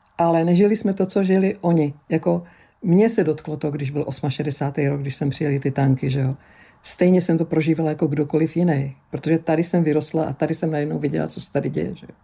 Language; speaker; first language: Czech; early bilingual, other home language; Greek